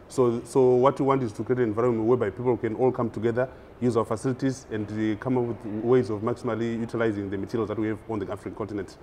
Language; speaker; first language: English; non-native, local second language; Shona